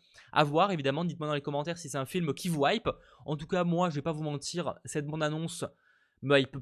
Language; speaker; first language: French; native; French